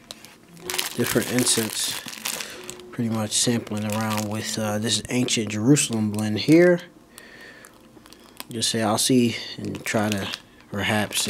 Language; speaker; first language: English; native; English